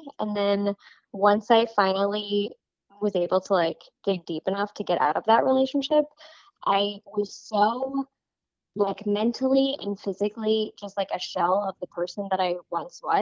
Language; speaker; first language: English; native; English